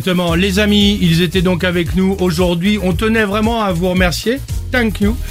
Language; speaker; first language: French; native; French